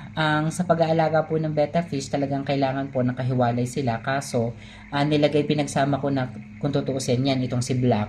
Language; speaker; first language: Filipino; native; Filipino